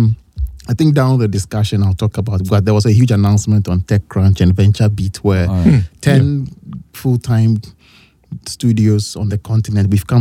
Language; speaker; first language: English; non-native, local second language; Akan